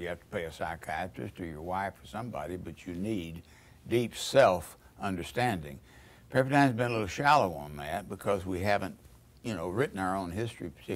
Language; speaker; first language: English; native; English